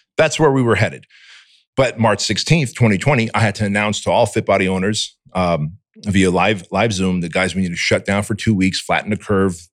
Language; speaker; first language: English; early bilingual, other home language; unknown